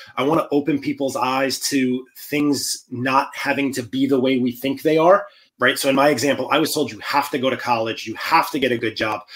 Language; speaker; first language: English; native; English